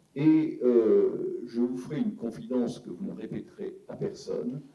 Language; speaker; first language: French; non-native, fluent; English